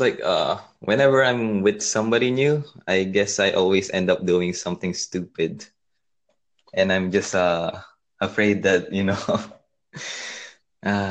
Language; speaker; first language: English; non-native, local second language; Filipino